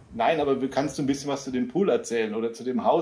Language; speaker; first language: German; native; German